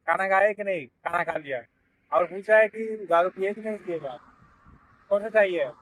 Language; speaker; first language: Hindi; non-native, local second language; Telugu